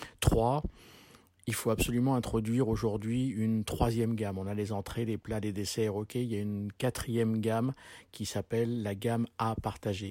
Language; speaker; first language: French; native; French